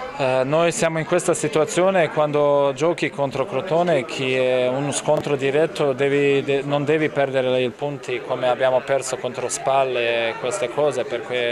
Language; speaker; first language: Italian; non-native, learner; Bosnian